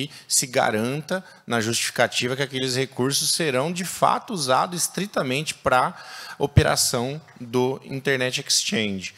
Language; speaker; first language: Portuguese; native; Portuguese